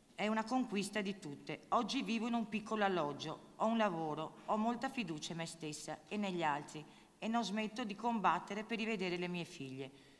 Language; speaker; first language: Italian; native; Italian